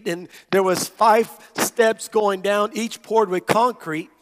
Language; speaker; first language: English; native; English